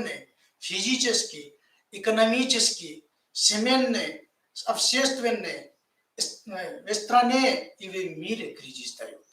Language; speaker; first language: Russian; non-native, fluent; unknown